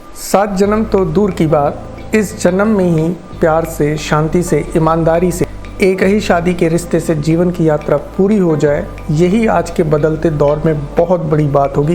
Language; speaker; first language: Hindi; native; Hindi